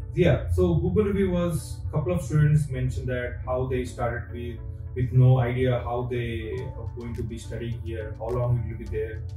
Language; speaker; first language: English; non-native, local second language; Telugu